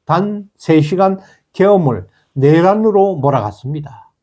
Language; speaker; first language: Korean; native; Korean